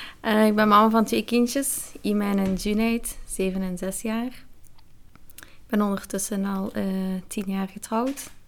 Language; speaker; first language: Dutch; early bilingual, other home language; Arabic